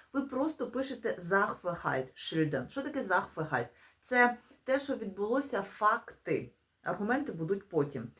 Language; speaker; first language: Ukrainian; non-native, local second language; Russian